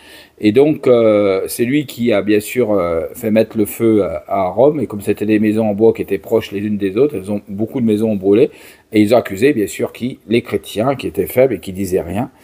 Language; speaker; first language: French; native; French